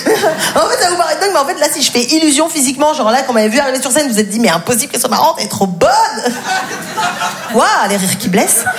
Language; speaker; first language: French; native; French